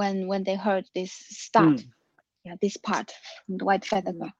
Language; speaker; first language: English; non-native, learner; Chinese